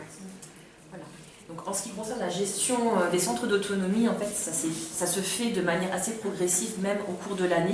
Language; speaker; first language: French; native; French